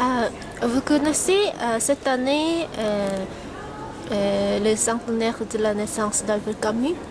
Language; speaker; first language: French; non-native, learner; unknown